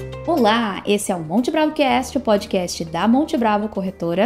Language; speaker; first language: Portuguese; native; Portuguese